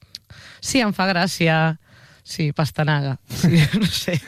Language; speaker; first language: Catalan; non-native, learner; Spanish